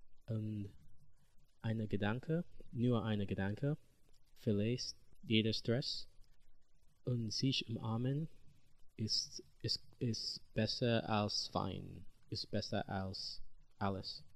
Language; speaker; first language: German; non-native, learner; English